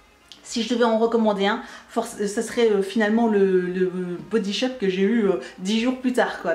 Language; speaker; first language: French; native; French